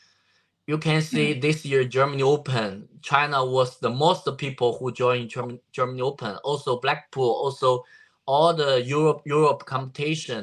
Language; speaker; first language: English; non-native, learner; Chinese